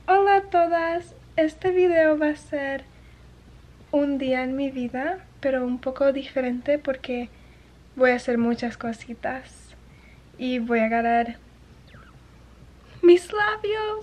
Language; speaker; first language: Spanish; early bilingual, other home language; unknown